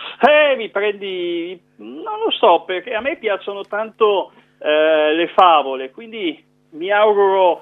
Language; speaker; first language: Italian; native; Italian